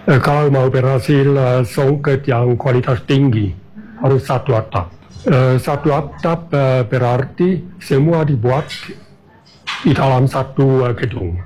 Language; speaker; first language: Indonesian; non-native, fluent; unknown